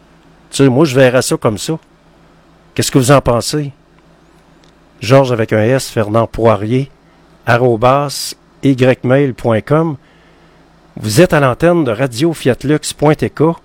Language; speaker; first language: French; native; French